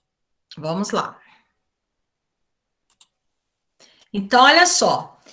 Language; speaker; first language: Portuguese; native; Portuguese